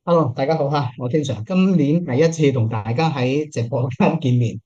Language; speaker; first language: Cantonese; native; Cantonese